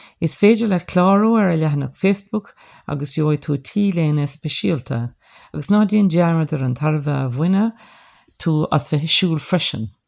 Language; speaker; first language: Irish; non-native, local second language; English